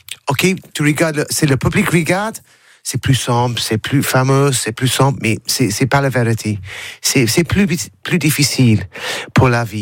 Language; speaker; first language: French; non-native, learner; English